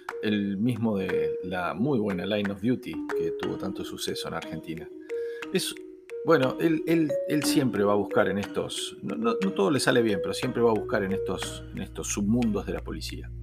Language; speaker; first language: Spanish; native; Spanish